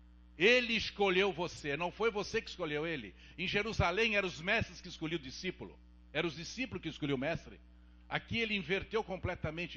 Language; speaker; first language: Portuguese; native; Portuguese